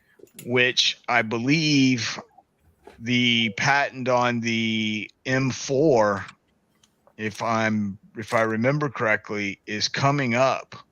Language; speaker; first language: English; native; English